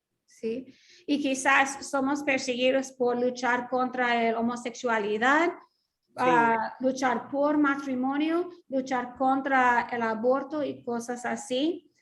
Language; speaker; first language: Spanish; non-native, fluent; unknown